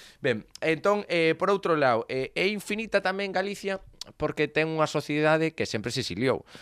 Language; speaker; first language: Galician; native; Galician